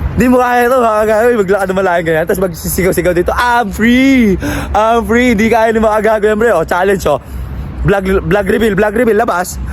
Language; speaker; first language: Filipino; non-native, local second language; Pampanga